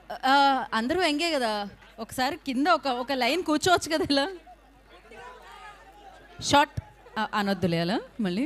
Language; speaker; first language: Telugu; native; Telugu